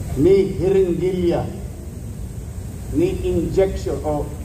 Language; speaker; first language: Filipino; native; Filipino